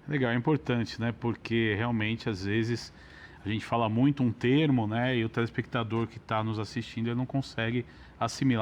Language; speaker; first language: Portuguese; native; Portuguese